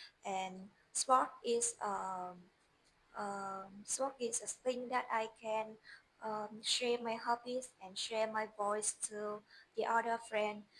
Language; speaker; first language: English; non-native, learner; Vietnamese